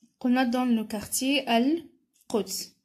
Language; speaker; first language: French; non-native, local second language; Arabic